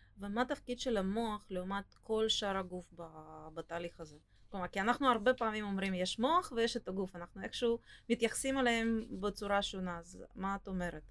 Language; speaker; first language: Hebrew; non-native, fluent; Russian